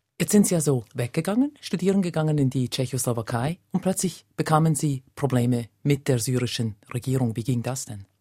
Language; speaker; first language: German; native; German